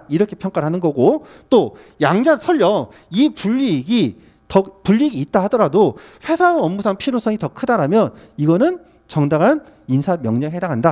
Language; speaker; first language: Korean; native; Korean